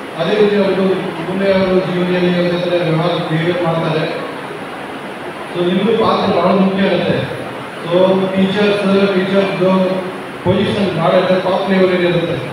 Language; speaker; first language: Kannada; non-native, learner; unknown